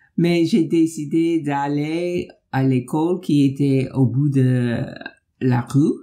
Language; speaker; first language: French; non-native, fluent; English